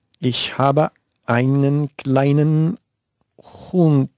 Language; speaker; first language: German; non-native, learner; Spanish